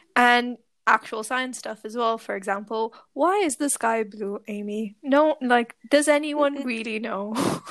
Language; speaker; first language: English; non-native, local second language; Urdu